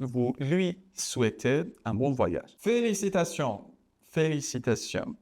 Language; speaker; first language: French; non-native, fluent; Persian